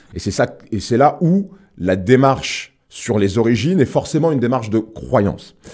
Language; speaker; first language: French; native; French